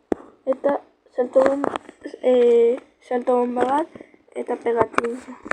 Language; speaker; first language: Basque; non-native, local second language; Spanish